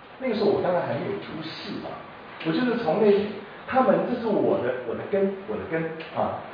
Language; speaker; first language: Chinese; non-native, local second language; Min Nan Chinese